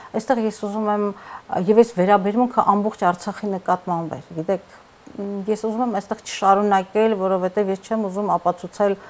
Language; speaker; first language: Armenian; native; Armenian